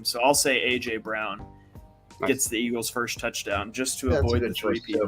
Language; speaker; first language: English; native; English